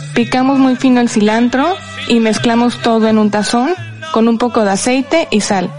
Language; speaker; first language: Spanish; native; Spanish